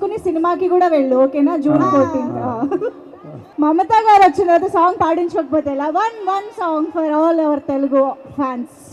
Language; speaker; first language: Telugu; native; Telugu